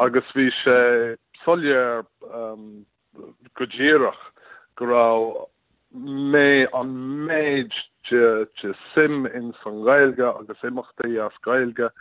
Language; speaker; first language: Irish; non-native, learner; English